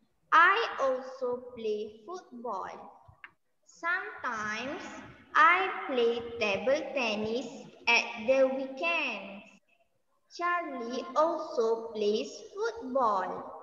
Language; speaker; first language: English; non-native, local second language; Malay